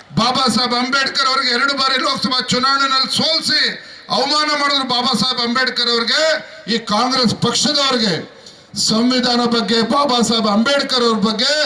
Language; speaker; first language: Kannada; native; Kannada